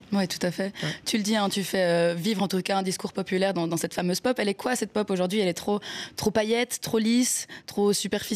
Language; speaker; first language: French; native; French